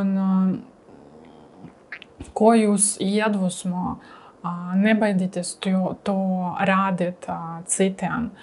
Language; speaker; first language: Latvian; non-native, learner; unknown